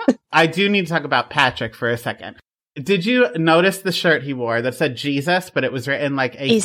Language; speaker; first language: English; native; English